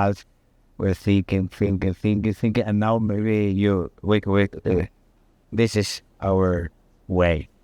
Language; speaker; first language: English; non-native, learner; Spanish